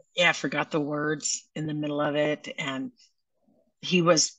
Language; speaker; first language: English; native; English